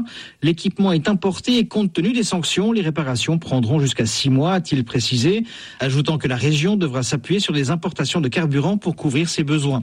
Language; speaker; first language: French; native; French